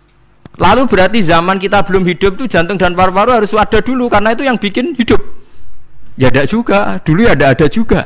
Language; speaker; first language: Indonesian; non-native, local second language; Javanese